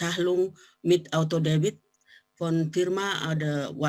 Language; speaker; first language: German; non-native, learner; Indonesian